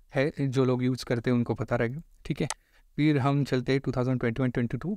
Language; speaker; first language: Hindi; non-native, local second language; Marathi